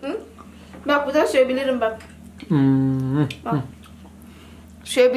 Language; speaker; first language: Turkish; non-native, learner; Indonesian